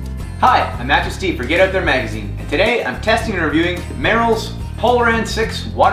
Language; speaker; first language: English; native; English